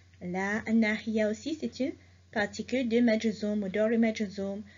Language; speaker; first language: French; non-native, local second language; Morisyen